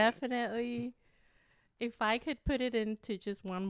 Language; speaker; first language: English; non-native, fluent; Spanish